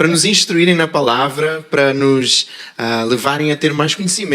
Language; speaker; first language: Portuguese; native; Portuguese